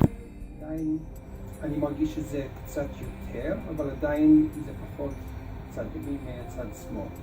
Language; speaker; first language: Hebrew; non-native, fluent; English